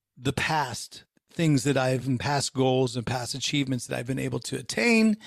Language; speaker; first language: English; native; English